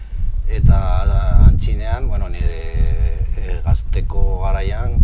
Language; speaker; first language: Basque; non-native, local second language; Spanish